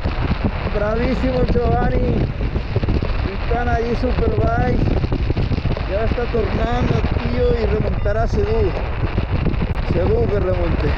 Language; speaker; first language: Catalan; native; Catalan